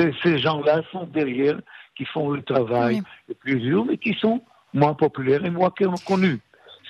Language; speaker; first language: French; non-native, fluent; Hebrew